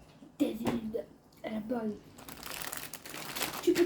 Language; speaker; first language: French; native; French